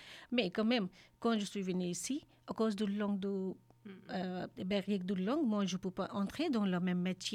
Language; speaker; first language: French; non-native, learner; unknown